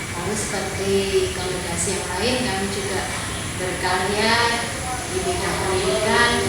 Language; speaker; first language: Indonesian; native; Indonesian